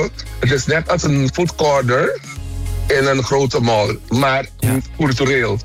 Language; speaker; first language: Dutch; non-native, local second language; Papiamento